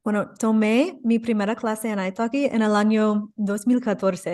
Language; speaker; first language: Spanish; non-native, fluent; English